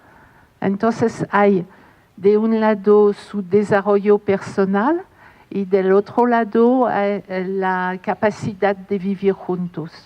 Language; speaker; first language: Spanish; non-native, fluent; French